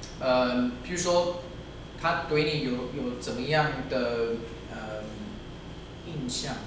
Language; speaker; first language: Chinese; non-native, fluent; English